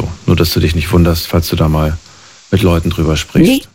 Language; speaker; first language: German; native; German